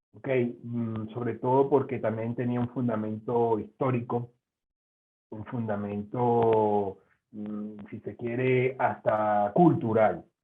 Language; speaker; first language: Spanish; native; Spanish